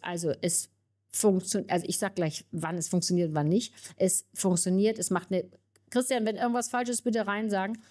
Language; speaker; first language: German; native; German